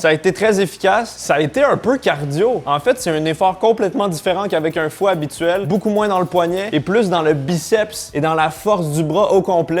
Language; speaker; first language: French; native; French